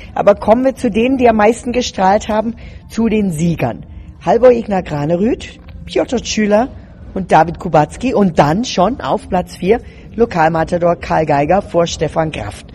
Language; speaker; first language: German; native; German